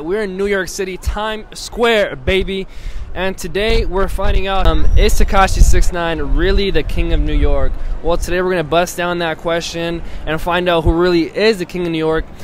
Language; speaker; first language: English; native; English